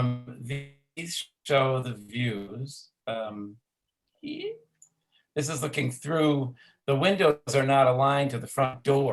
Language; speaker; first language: English; native; English